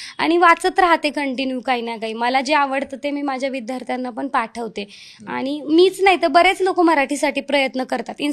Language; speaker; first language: Marathi; non-native, local second language; Hindi